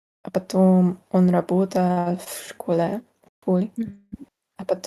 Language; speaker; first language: Russian; non-native, learner; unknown